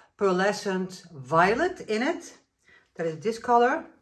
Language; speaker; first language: English; non-native, fluent; Dutch